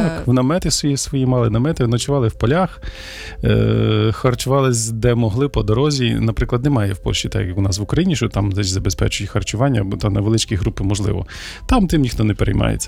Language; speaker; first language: Ukrainian; native; Ukrainian